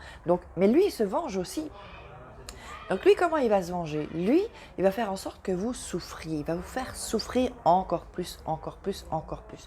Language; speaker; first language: French; native; French